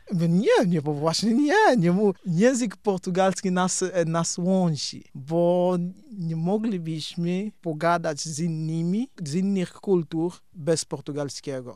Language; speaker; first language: Polish; non-native, fluent; Kongo